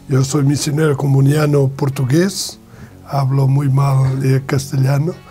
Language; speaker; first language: Spanish; non-native, learner; Portuguese